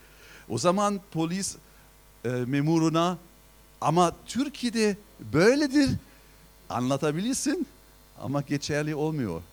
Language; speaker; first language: Turkish; non-native, fluent; German